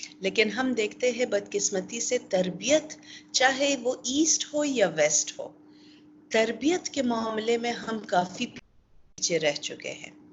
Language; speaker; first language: Urdu; non-native, local second language; Pashto